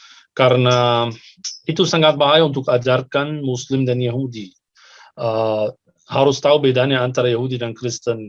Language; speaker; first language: Indonesian; non-native, fluent; Arabic